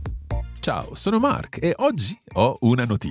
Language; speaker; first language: Italian; non-native, fluent; English